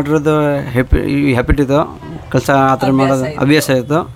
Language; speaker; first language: Kannada; non-native, local second language; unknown